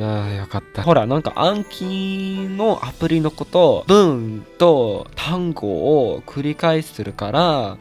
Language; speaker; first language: Japanese; non-native, learner; English